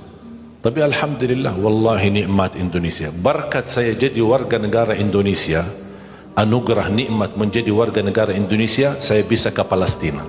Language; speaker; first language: Indonesian; non-native, fluent; Arabic